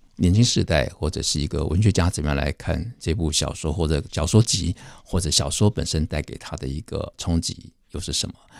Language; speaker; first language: Chinese; native; Chinese